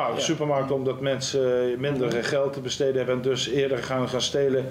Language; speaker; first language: Dutch; native; Dutch